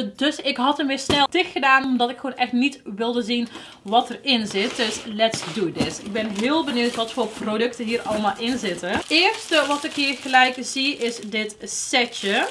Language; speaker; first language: Dutch; early bilingual, other home language; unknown